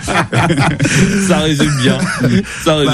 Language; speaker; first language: French; native; French